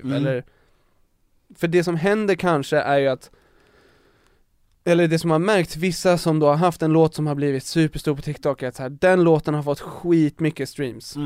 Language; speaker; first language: Swedish; native; Swedish